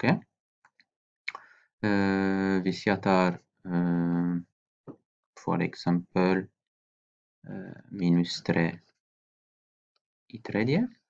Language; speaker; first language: Norwegian; non-native, fluent; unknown